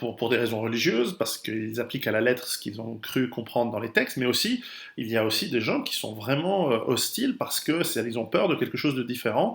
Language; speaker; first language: French; native; French